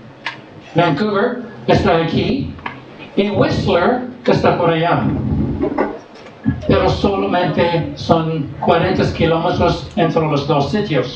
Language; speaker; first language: Spanish; non-native, learner; English